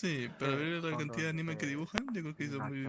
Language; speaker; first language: Spanish; native; Spanish